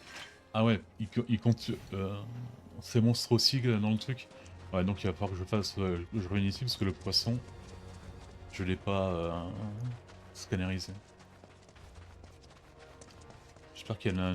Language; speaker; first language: French; native; French